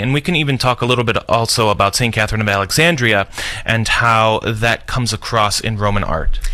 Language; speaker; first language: English; native; English